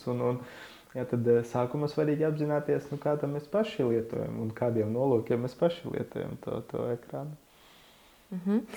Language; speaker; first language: Latvian; non-native, local second language; Russian